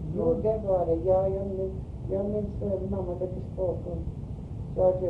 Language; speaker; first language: Swedish; early bilingual, heritage; Swedish